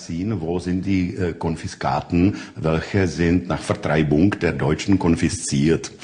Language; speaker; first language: German; non-native, learner; Czech